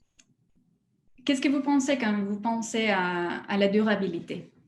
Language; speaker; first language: French; non-native, fluent; Spanish